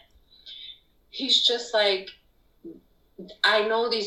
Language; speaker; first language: English; non-native, fluent; Spanish